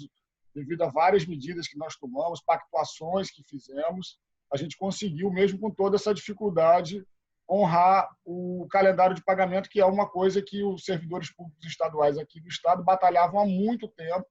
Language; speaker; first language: Portuguese; native; Portuguese